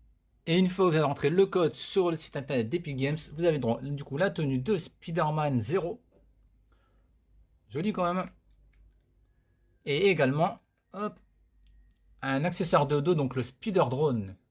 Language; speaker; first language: French; native; French